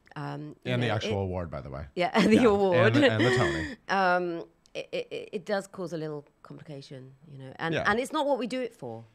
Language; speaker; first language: English; native; English